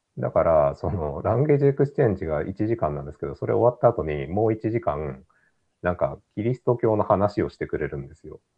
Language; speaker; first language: Japanese; native; Japanese